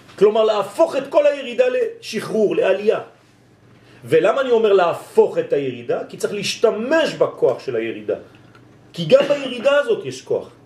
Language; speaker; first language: Hebrew; non-native, fluent; French